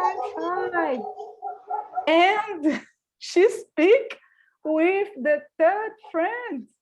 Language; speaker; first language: English; non-native, learner; Portuguese